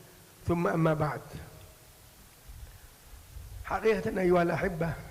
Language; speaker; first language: Arabic; native; Arabic